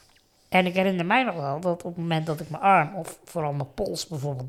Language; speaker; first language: Dutch; native; Dutch